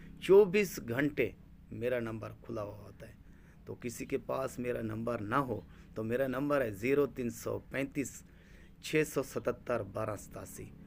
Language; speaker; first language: Urdu; non-native, local second language; Saraiki